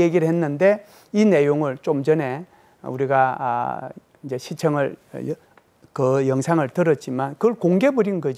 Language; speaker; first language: Korean; native; Korean